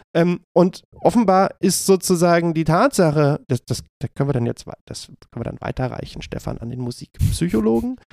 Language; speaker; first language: German; native; German